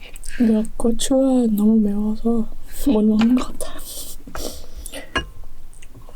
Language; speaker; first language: Korean; non-native, learner; Thai